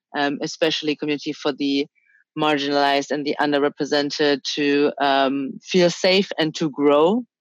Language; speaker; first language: English; early bilingual, other home language; Chinese